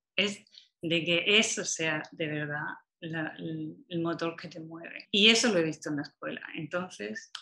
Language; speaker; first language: Spanish; native; Spanish